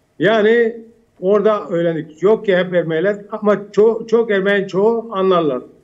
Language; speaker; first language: Turkish; early bilingual, heritage; Armenian